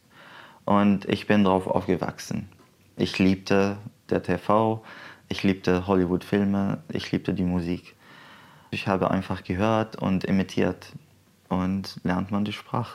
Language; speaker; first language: German; non-native, fluent; Arabic